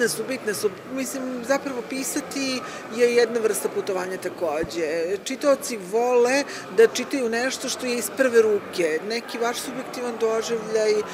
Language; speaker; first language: Serbian; native; Serbian